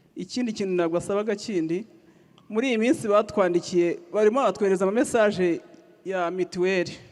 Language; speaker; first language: Kinyarwanda; native; Kinyarwanda